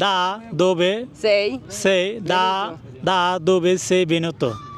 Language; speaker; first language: Italian; non-native, learner; Bangla